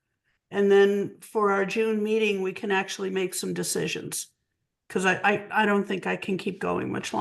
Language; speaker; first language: English; native; English